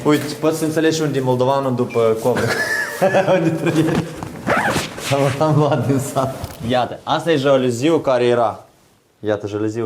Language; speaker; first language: Romanian; non-native, learner; Ukrainian